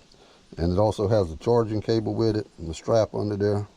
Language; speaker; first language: English; native; English